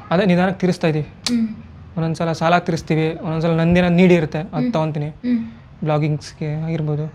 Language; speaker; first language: Kannada; non-native, fluent; Nepali